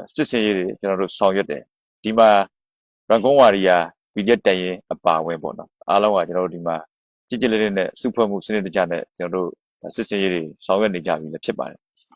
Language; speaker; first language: Burmese; native; Burmese